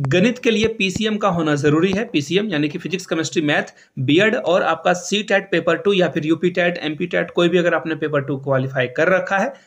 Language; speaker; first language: Hindi; native; Hindi